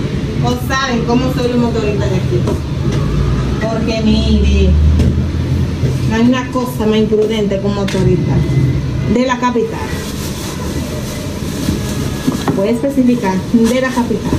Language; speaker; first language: Spanish; native; Spanish